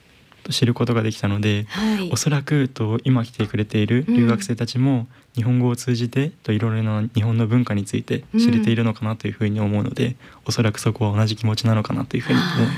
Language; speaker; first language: Japanese; native; Japanese